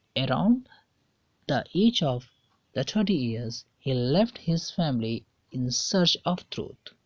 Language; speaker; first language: English; non-native, local second language; Hindi